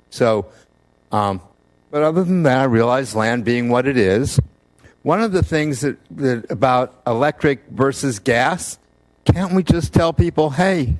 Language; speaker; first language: English; native; English